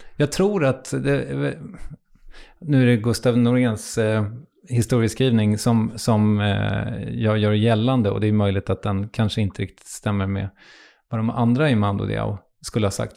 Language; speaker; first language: Swedish; native; Swedish